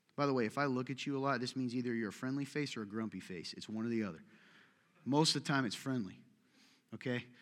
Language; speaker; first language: English; native; English